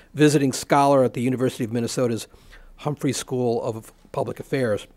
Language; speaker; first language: English; native; English